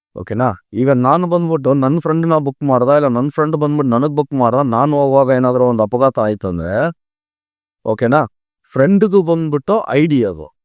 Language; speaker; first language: Kannada; non-native, local second language; Tamil